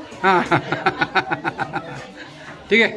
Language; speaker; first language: Hindi; non-native, local second language; Rongmei Naga